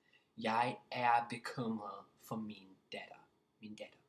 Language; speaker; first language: Danish; non-native, learner; English